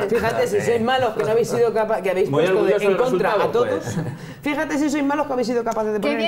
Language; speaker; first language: Spanish; native; Spanish